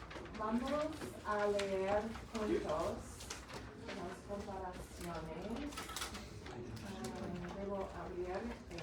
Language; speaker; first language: Spanish; non-native, fluent; English